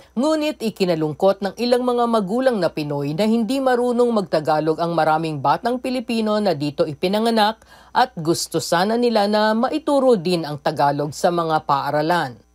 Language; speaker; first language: Filipino; native; Filipino